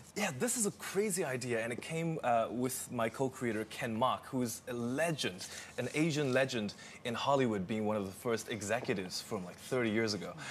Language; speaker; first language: English; native; English